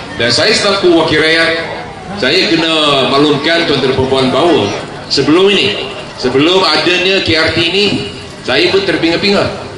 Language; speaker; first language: Malay; non-native, local second language; Chinese